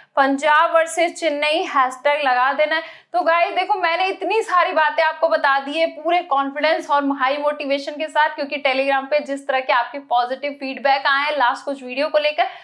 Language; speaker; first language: Hindi; native; Hindi